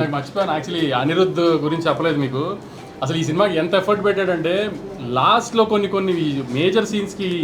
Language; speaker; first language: Telugu; native; Telugu